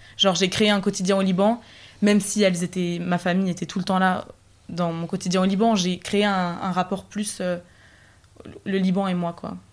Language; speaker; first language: French; native; French